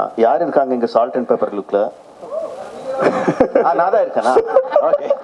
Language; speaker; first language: Tamil; non-native, local second language; Telugu